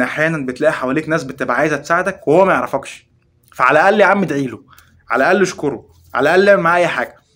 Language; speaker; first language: Arabic; native; Arabic